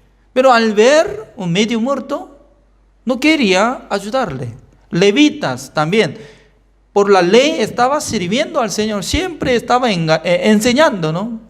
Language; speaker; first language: Spanish; non-native, fluent; Korean